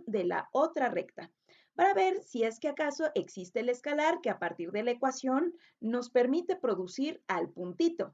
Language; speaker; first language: Spanish; native; Spanish